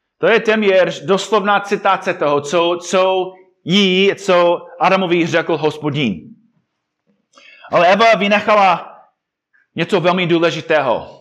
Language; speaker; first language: Czech; non-native, fluent; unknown